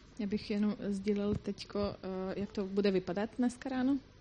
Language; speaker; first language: Czech; non-native, fluent; Croatian